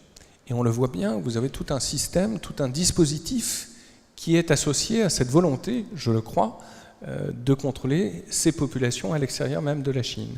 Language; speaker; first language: French; native; French